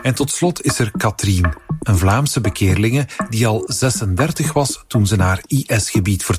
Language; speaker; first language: Dutch; native; Dutch